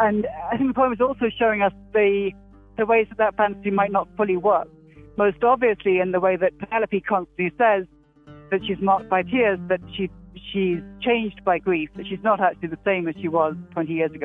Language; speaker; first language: English; native; English